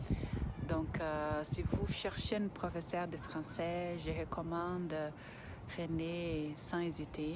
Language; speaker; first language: French; non-native, fluent; Portuguese